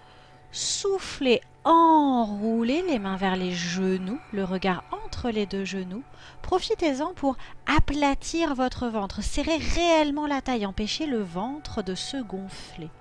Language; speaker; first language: French; native; French